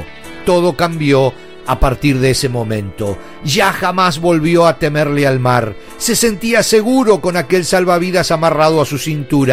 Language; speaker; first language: Spanish; native; Spanish